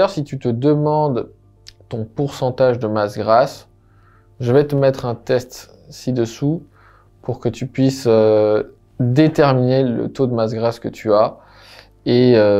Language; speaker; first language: French; native; French